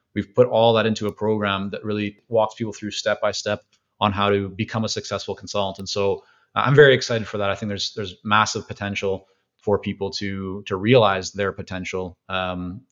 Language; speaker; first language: English; native; English